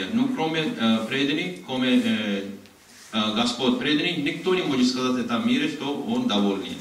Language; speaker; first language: Russian; non-native, learner; Hindi